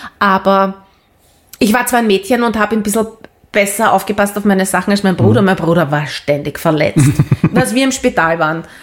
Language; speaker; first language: German; native; German